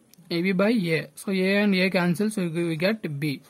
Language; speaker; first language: English; non-native, local second language; Telugu